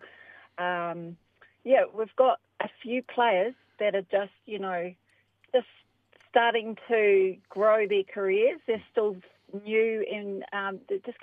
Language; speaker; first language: English; native; English